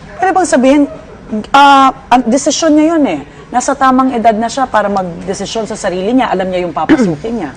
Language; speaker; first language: Filipino; native; Filipino